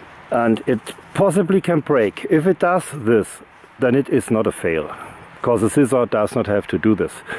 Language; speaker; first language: English; non-native, fluent; German